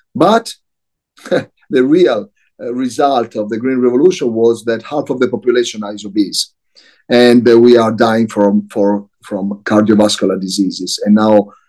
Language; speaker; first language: English; non-native, fluent; Italian